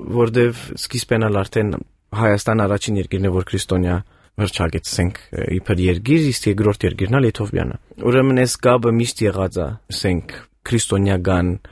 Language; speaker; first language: Armenian; early bilingual, heritage; Armenian